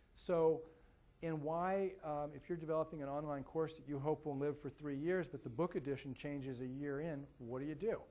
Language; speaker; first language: English; native; English